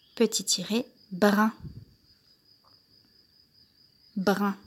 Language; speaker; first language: French; native; French